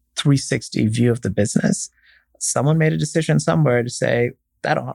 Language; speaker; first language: English; non-native, fluent; Arabic